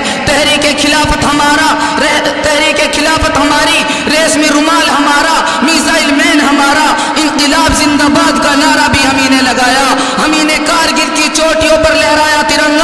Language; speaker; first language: Urdu; native; Urdu